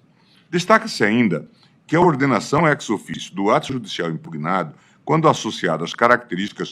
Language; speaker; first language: Portuguese; native; Portuguese